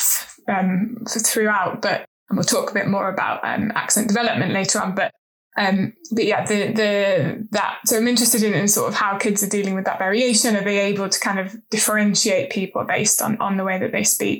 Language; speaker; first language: English; native; English